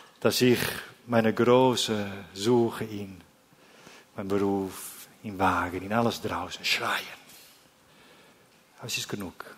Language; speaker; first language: German; non-native, learner; Dutch